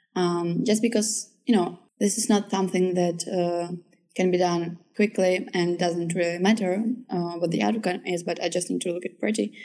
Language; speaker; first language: English; early bilingual, other home language; Czech